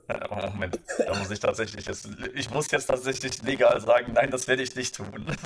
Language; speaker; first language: German; native; German